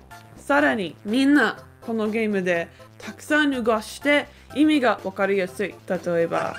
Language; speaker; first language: Japanese; non-native, learner; English